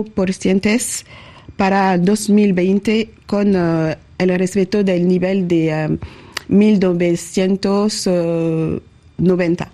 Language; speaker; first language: Spanish; non-native, learner; French